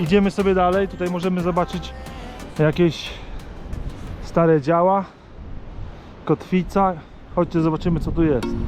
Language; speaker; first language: Polish; native; Polish